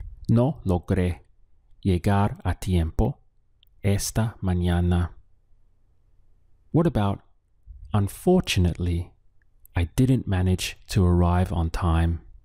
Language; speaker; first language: English; native; English